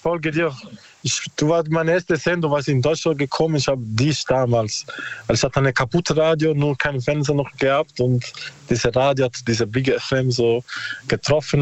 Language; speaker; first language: German; non-native, learner; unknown